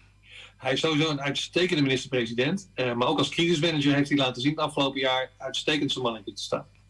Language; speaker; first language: Dutch; native; Dutch